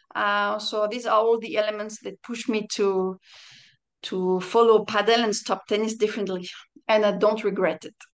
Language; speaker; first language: English; non-native, fluent; French